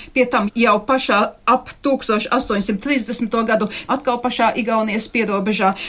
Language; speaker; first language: Latvian; native; Latvian